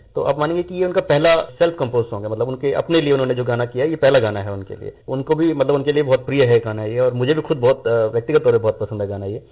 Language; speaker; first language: Hindi; non-native, local second language; Malayalam